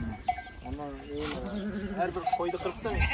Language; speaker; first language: Turkish; non-native, local second language; Kazakh